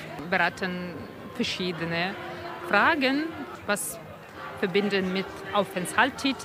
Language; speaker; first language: German; non-native, learner; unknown